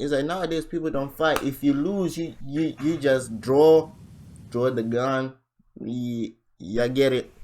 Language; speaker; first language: English; native; English